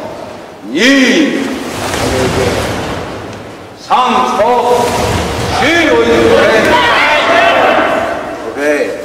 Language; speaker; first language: English; non-native, learner; Japanese